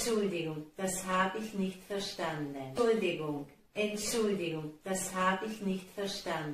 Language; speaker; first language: German; non-native, fluent; Italian